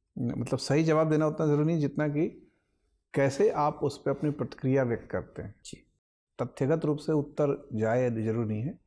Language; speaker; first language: Hindi; native; Hindi